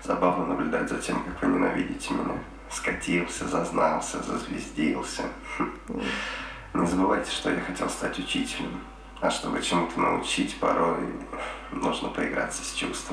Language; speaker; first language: Russian; native; Russian